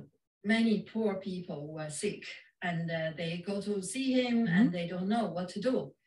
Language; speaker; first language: English; non-native, fluent; Chinese